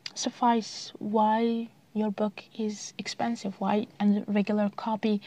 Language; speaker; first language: English; non-native, fluent; Arabic